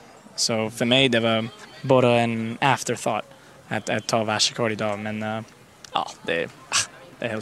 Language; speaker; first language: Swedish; early bilingual, heritage; Swedish